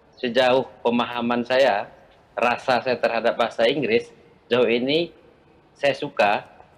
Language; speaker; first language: Indonesian; non-native, local second language; Minangkabau